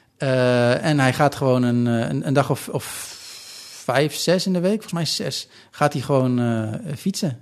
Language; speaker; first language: Dutch; native; Dutch